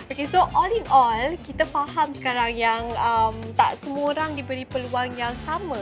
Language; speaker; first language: Malay; native; Malay